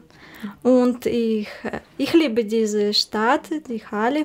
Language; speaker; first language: German; non-native, learner; Russian